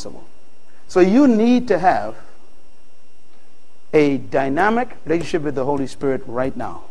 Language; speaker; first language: English; native; English